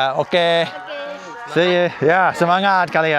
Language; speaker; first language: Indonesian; non-native, learner; English